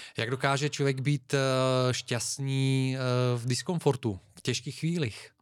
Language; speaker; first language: Czech; non-native, fluent; Bulgarian